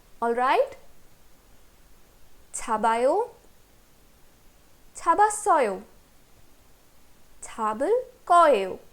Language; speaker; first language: Korean; non-native, fluent; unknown